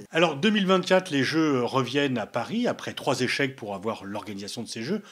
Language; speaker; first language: French; native; French